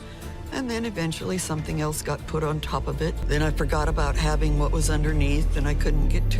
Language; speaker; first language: English; native; English